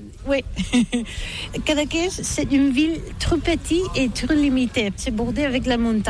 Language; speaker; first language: French; non-native, learner; Catalan